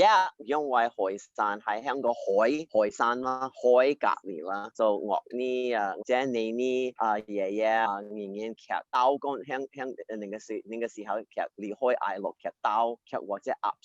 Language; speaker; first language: Cantonese; early bilingual, heritage; Cantonese